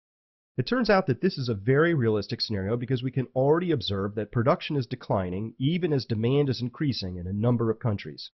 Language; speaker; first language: English; native; English